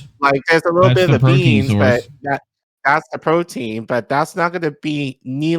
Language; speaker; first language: English; native; English